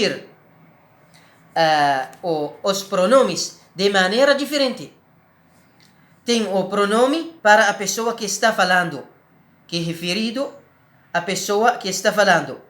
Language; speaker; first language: Portuguese; non-native, learner; Arabic